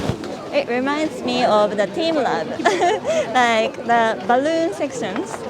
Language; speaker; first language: English; non-native, fluent; Japanese